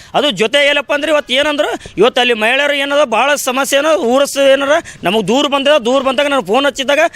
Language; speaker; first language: Kannada; native; Kannada